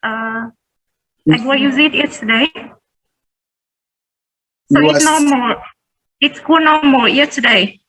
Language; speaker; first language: English; non-native, learner; Vietnamese